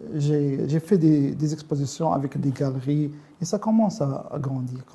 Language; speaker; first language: French; non-native, local second language; Arabic